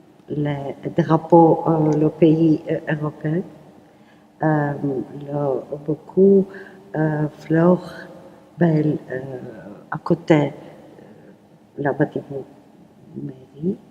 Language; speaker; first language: French; non-native, learner; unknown